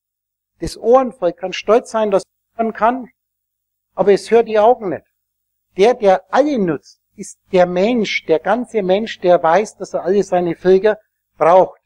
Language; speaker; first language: German; native; German